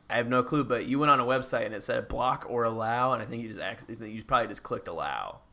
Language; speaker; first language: English; native; English